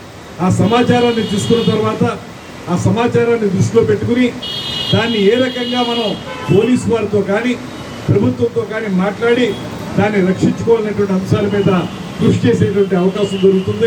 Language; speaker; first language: Telugu; native; Telugu